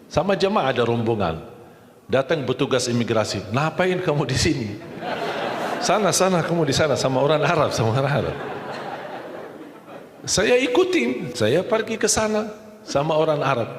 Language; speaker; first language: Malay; non-native, fluent; Arabic